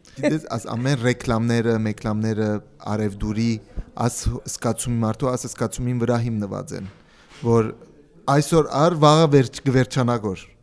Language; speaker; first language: Armenian; early bilingual, heritage; Armenian